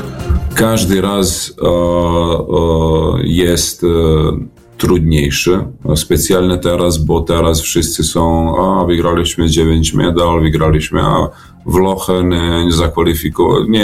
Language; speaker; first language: Polish; non-native, fluent; Serbian